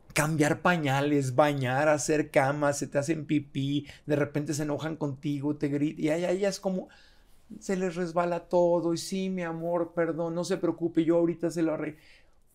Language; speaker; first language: Spanish; native; Spanish